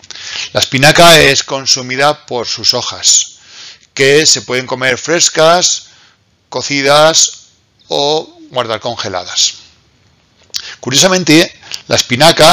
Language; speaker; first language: Spanish; native; Spanish